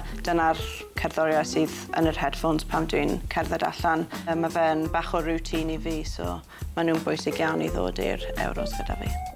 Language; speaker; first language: Welsh; non-native, local second language; English